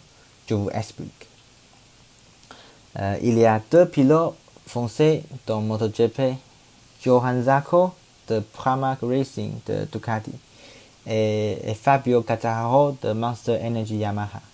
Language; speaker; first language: French; non-native, learner; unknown